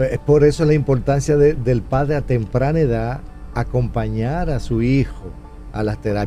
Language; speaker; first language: Spanish; native; Spanish